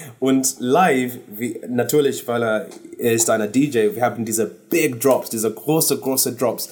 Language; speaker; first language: German; non-native, learner; English